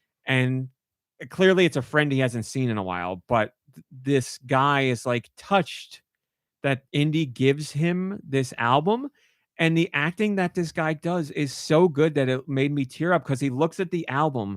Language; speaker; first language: English; native; English